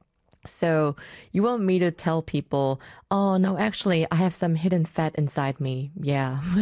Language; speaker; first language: English; non-native, fluent; Korean